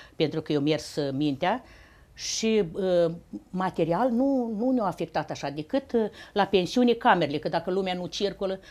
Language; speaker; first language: Romanian; native; Romanian